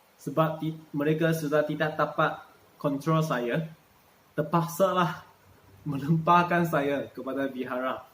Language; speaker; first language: Malay; non-native, local second language; Chinese